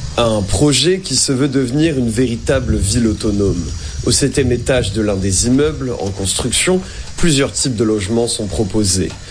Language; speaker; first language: French; native; French